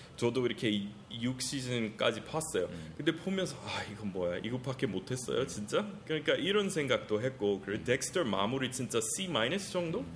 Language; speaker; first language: Korean; non-native, fluent; English